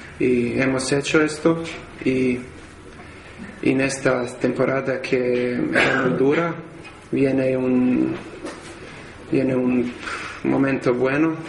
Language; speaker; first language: Spanish; non-native, learner; Serbian